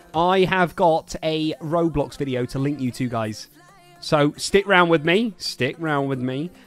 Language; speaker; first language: English; native; English